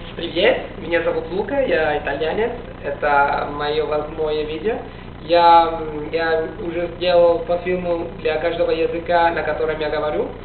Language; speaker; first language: Russian; non-native, learner; Italian